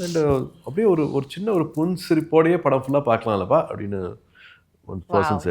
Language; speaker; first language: Tamil; native; Tamil